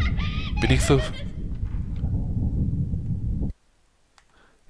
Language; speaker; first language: German; native; German